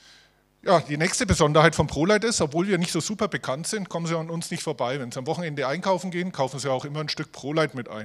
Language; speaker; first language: German; native; German